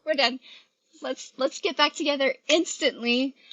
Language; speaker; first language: English; native; English